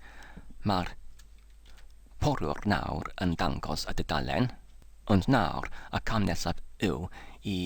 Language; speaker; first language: Welsh; non-native, learner; English